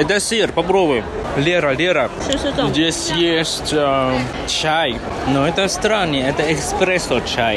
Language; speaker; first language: Russian; non-native, fluent; Chinese